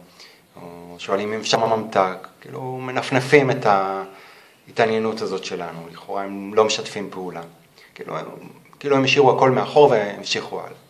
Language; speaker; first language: Hebrew; native; Hebrew